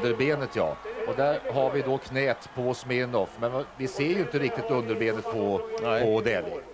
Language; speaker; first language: Swedish; native; Swedish